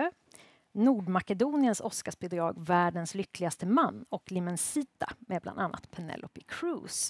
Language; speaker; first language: Swedish; native; Swedish